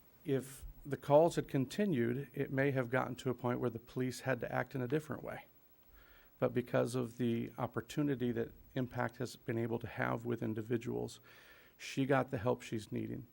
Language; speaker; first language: English; native; English